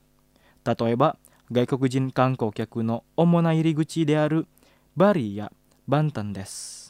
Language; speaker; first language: Japanese; non-native, fluent; Indonesian